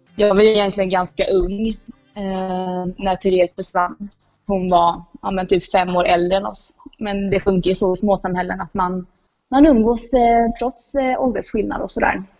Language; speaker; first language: Swedish; native; Swedish